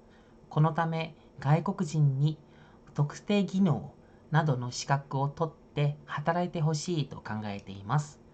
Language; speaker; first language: Japanese; non-native, fluent; Indonesian